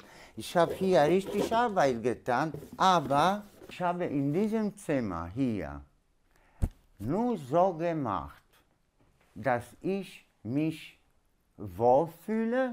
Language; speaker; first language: German; non-native, learner; Polish